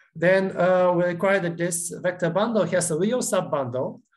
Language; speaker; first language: English; non-native, fluent; Bulgarian